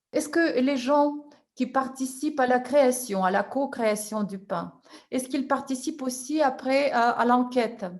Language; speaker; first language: French; non-native, fluent; Russian